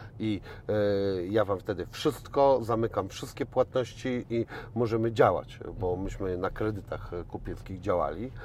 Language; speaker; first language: Polish; native; Polish